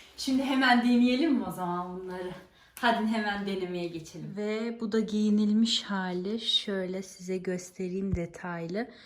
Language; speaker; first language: Turkish; early bilingual, heritage; Turkish